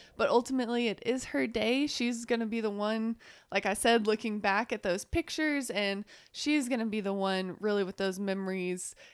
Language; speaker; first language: English; native; English